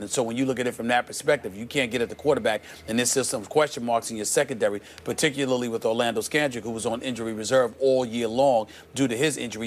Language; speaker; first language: English; native; English